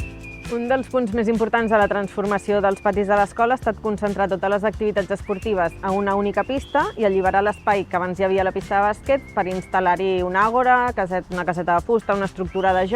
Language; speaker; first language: Catalan; native; Catalan